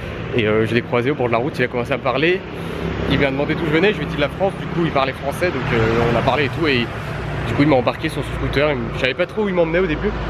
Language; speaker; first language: French; native; French